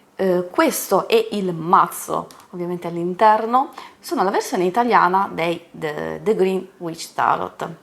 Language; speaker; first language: Italian; native; Italian